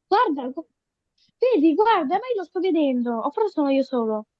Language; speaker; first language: Italian; early bilingual, other home language; Bangla